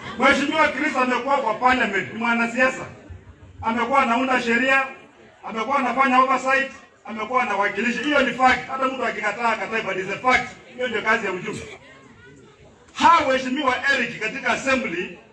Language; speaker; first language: Swahili; non-native, local second language; Luyia